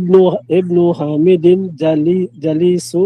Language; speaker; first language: Arabic; non-native, learner; Filipino